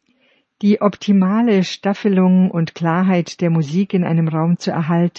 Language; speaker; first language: German; native; German